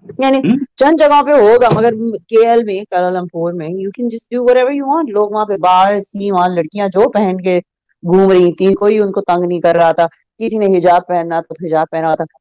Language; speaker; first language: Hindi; native; Hindi